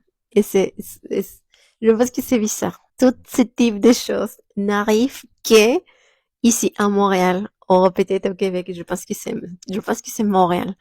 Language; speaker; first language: French; non-native, fluent; Spanish